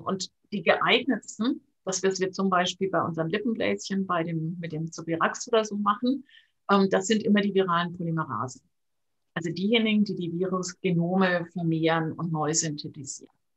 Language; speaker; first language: German; native; German